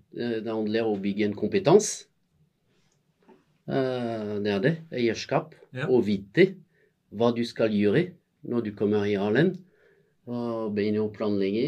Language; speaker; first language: Norwegian; non-native, fluent; French